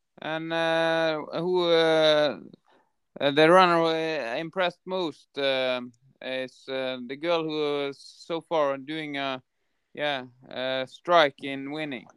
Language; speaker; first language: English; non-native, fluent; Norwegian